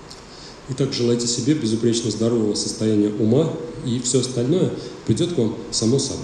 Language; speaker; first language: Russian; native; Russian